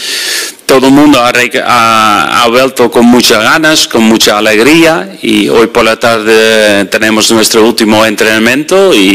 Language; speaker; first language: Spanish; non-native, fluent; Dutch